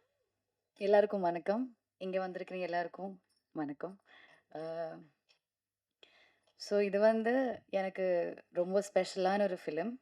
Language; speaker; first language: Tamil; non-native, learner; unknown